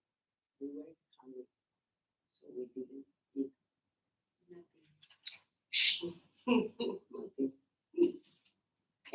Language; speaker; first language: English; non-native, learner; Spanish